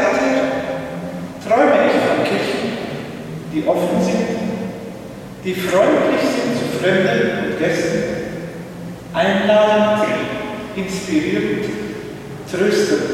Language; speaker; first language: German; native; German